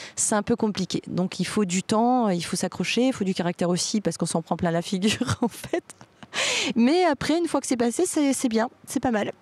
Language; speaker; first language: French; native; French